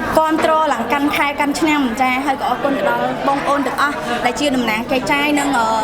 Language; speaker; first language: Khmer; native; Khmer